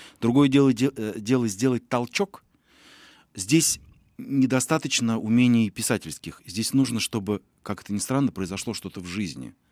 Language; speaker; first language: Russian; native; Russian